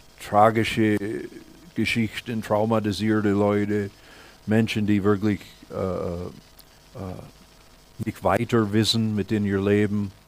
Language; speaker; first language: German; non-native, fluent; English